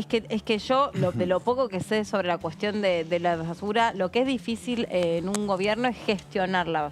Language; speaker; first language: Spanish; native; Spanish